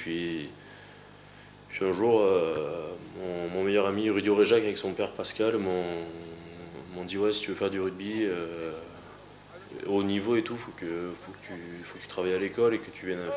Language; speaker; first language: French; native; French